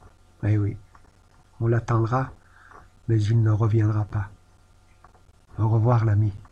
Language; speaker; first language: French; native; French